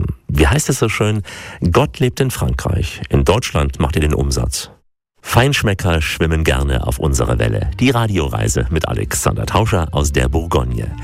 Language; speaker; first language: German; native; German